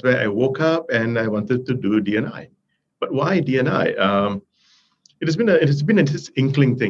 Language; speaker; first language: English; non-native, local second language; Tamil